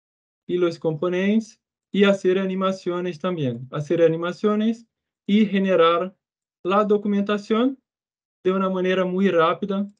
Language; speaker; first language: Spanish; non-native, fluent; Portuguese